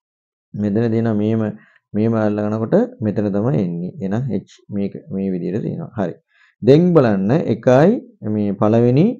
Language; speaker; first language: Sinhala; non-native, local second language; Tamil